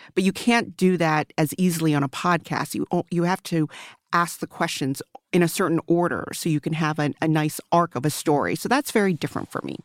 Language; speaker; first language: English; early bilingual, other home language; Chinese